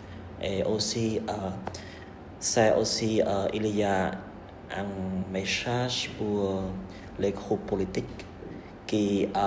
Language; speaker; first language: French; non-native, learner; Khmer